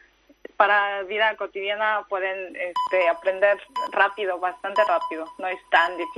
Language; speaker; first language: Spanish; non-native, fluent; Korean